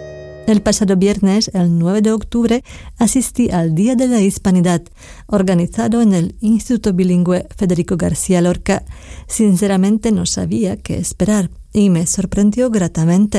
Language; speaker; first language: Spanish; non-native, fluent; Slovak